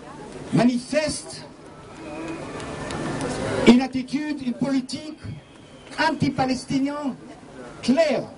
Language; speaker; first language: French; non-native, fluent; Hebrew